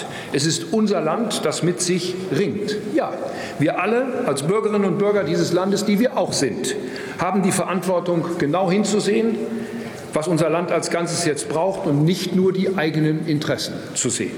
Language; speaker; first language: German; native; German